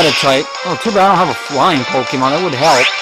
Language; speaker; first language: English; native; English